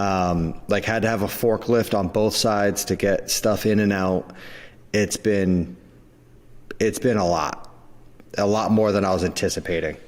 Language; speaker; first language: English; native; English